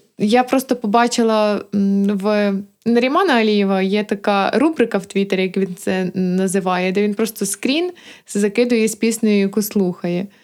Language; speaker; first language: Ukrainian; native; Ukrainian